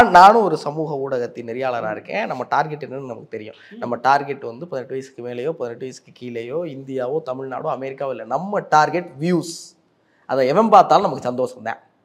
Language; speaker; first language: Tamil; native; Tamil